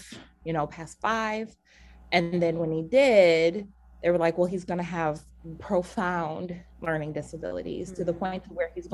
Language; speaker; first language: English; native; English